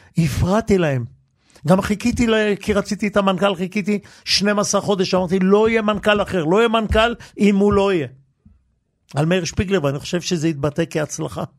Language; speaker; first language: Hebrew; early bilingual, other home language; Yiddish